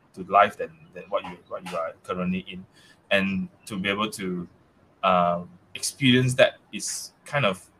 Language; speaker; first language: English; non-native, local second language; Chinese